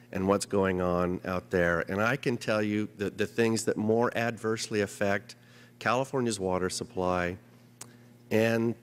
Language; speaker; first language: English; native; English